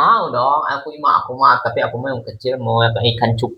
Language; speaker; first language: Indonesian; non-native, local second language; Sundanese